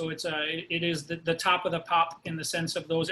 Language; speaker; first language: English; native; English